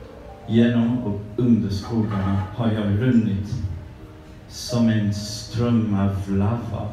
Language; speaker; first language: Swedish; non-native, learner; French